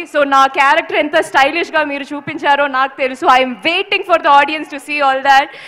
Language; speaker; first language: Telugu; non-native, learner; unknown